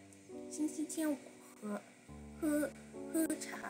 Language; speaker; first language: Chinese; non-native, learner; English